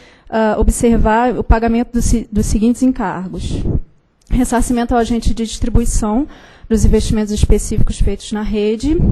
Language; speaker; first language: Portuguese; native; Portuguese